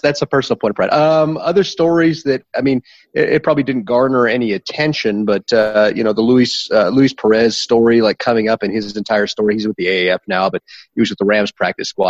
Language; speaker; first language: English; native; English